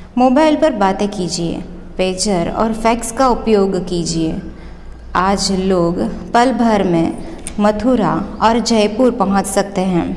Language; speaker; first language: Hindi; non-native, local second language; Gujarati